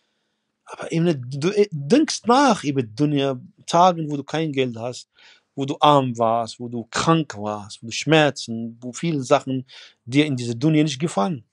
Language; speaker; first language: German; non-native, fluent; Arabic